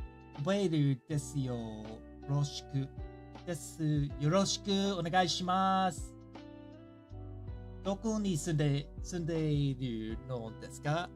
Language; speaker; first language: Japanese; non-native, learner; English